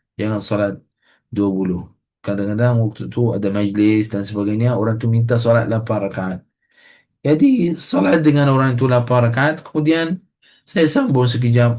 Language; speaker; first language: Malay; non-native, fluent; Arabic